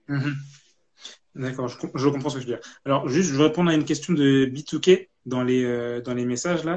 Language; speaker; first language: French; native; French